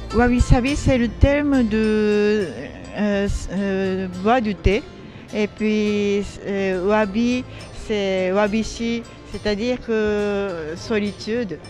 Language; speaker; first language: French; non-native, fluent; Japanese